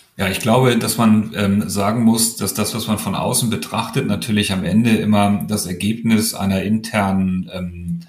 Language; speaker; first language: German; native; German